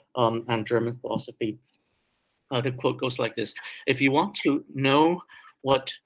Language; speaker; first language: English; early bilingual, other home language; Chinese